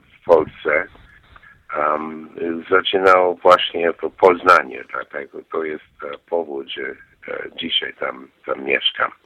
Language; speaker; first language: Polish; non-native, learner; English